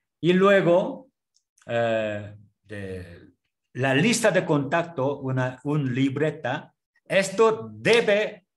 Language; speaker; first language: Spanish; non-native, learner; Korean